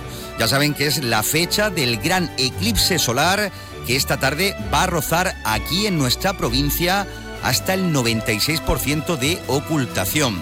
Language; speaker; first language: Spanish; native; Spanish